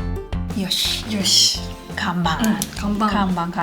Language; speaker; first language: Japanese; non-native, fluent; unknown